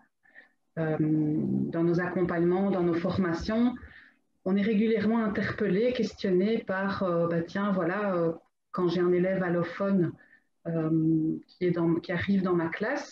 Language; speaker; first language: French; native; French